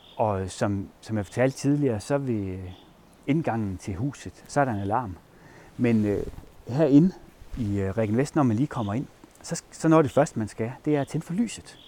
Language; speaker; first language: Danish; native; Danish